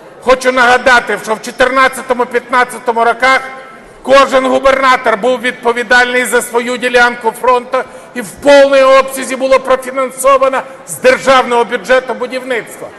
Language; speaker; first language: Ukrainian; native; Ukrainian